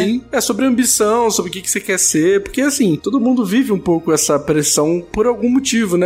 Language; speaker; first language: Portuguese; native; Portuguese